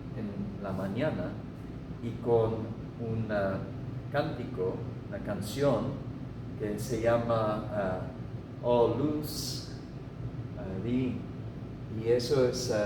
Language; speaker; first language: Spanish; non-native, fluent; English